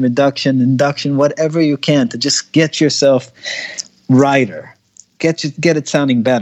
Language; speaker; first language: English; non-native, fluent; Hebrew